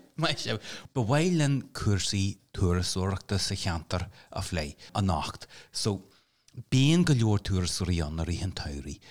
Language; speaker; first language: Irish; non-native, local second language; English